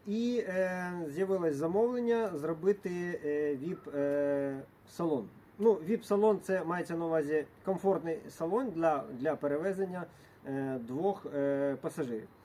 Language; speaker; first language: Ukrainian; non-native, local second language; Russian